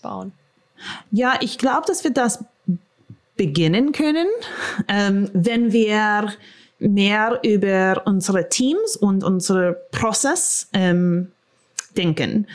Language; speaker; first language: German; non-native, fluent; English